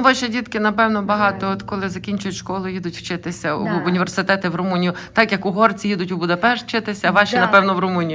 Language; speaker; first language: Ukrainian; native; Ukrainian